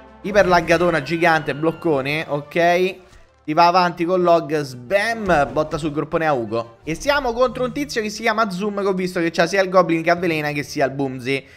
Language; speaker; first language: Italian; native; Italian